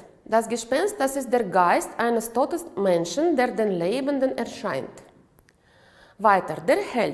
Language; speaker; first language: German; non-native, fluent; Uzbek